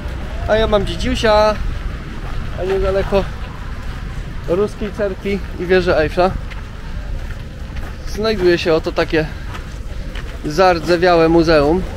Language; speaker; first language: Polish; native; Polish